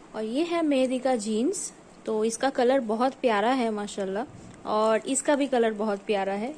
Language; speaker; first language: Hindi; non-native, local second language; Bangla